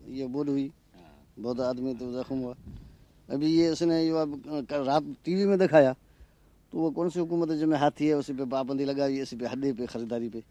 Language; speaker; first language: Urdu; non-native, local second language; Sindhi